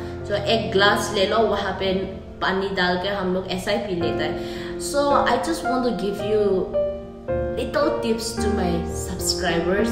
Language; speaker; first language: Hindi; non-native, local second language; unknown